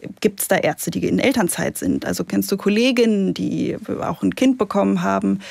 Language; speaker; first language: German; native; German